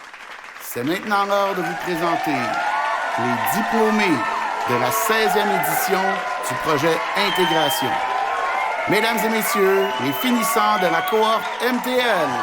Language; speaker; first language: French; native; French